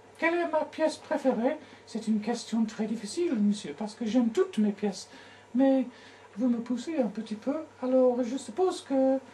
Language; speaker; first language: French; non-native, learner; English